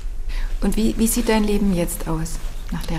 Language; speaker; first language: German; native; German